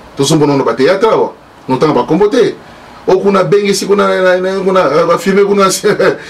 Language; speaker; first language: Lingala; native; Lingala